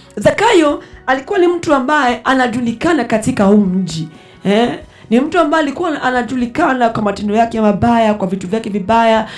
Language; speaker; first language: Swahili; non-native, local second language; Rundi